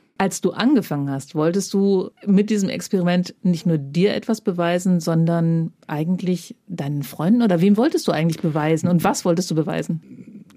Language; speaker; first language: German; native; German